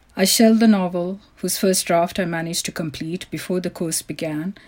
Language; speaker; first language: English; non-native, local second language; Malayalam